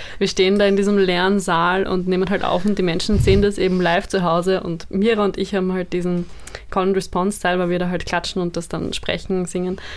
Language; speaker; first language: German; native; German